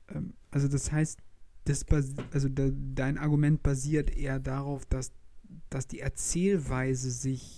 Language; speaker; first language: German; native; German